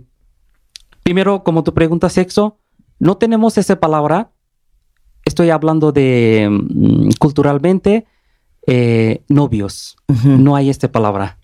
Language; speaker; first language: Spanish; non-native, learner; Bangla